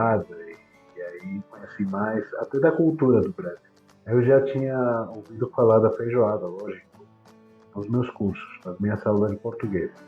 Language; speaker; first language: Portuguese; non-native, fluent; Spanish